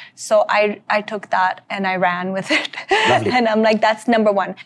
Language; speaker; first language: English; native; English